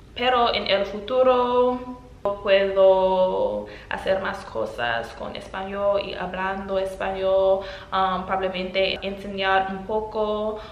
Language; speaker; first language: Spanish; non-native, learner; English